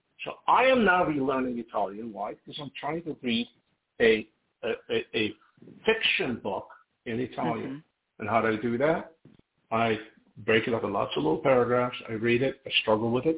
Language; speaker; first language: English; non-native, fluent; Hungarian